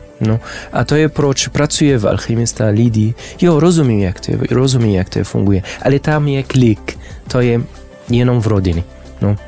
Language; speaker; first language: Czech; non-native, learner; Arabic